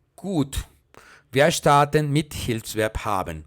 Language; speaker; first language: German; non-native, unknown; Spanish